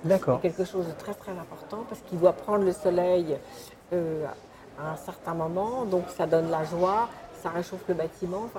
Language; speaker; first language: French; native; French